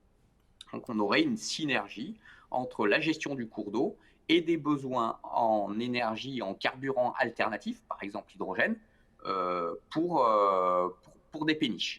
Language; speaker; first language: French; native; French